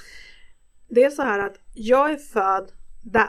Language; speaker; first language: Swedish; non-native, fluent; Spanish